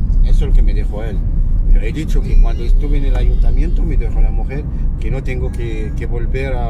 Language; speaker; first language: Spanish; non-native, fluent; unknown